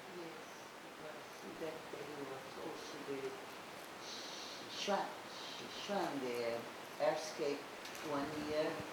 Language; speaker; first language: English; non-native, learner; Portuguese